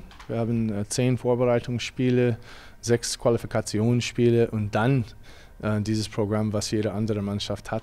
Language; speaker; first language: German; non-native, fluent; English